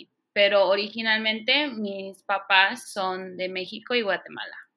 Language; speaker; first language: Spanish; early bilingual, heritage; Spanish